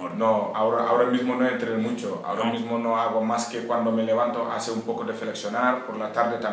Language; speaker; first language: Spanish; non-native, learner; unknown